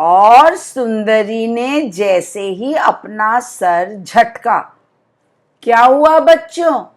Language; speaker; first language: Hindi; native; Hindi